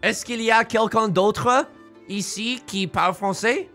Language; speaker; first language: French; non-native, fluent; English